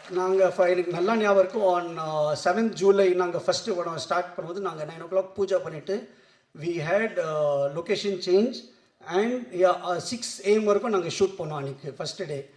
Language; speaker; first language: Tamil; non-native, local second language; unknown